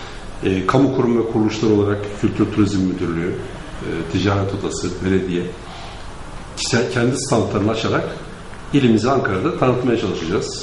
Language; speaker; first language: Turkish; native; Turkish